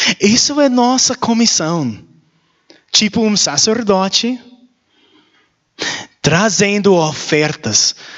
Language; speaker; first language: Portuguese; non-native, learner; English